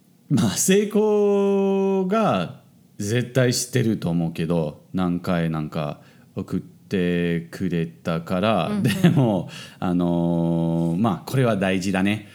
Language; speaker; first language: Japanese; non-native, fluent; English